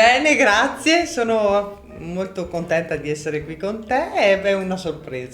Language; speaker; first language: Italian; native; Italian